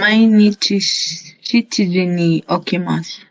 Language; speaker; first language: Japanese; non-native, learner; Filipino